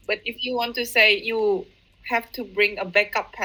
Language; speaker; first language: English; non-native, fluent; Indonesian